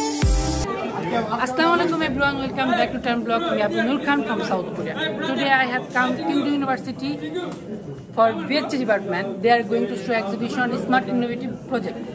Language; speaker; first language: English; non-native, learner; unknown